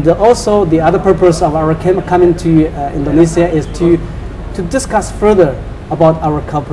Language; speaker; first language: English; non-native, fluent; Chinese